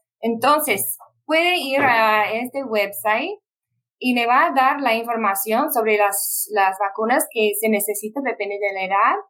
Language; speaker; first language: Spanish; non-native, fluent; English